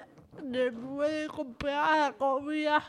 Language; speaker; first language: Spanish; non-native, learner; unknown